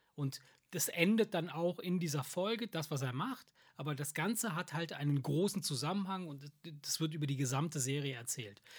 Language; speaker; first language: German; early bilingual, other home language; Italian